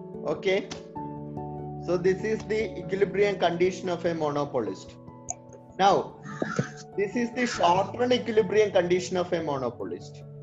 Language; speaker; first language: English; non-native, local second language; Malayalam